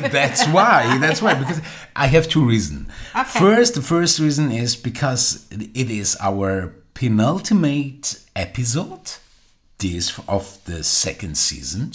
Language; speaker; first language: English; non-native, learner; German